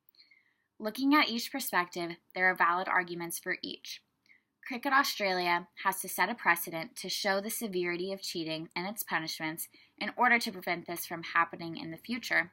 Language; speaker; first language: English; native; English